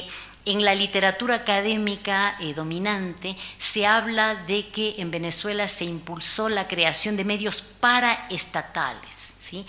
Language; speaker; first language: Spanish; native; Spanish